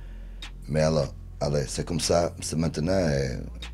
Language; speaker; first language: French; non-native, learner; Portuguese